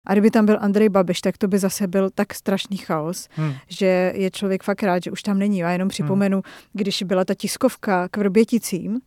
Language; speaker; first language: Czech; native; Czech